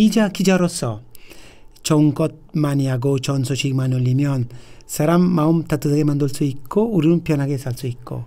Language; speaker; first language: Korean; non-native, fluent; Italian